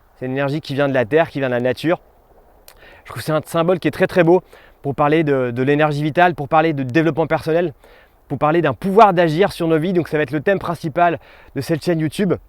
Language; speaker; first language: French; native; French